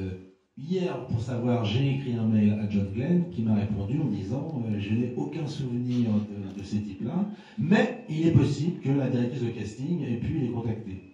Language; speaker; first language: French; native; French